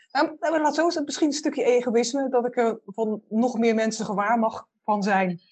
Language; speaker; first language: Dutch; native; Dutch